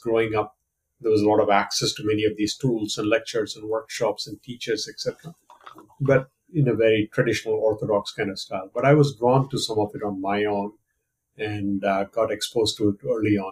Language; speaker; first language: English; non-native, local second language; Malayalam